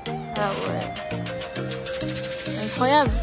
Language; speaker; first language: French; native; French